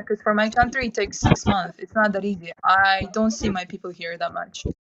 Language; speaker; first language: English; non-native, fluent; Kyrgyz